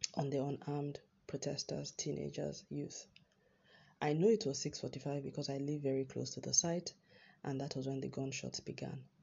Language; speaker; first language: English; non-native, local second language; Yoruba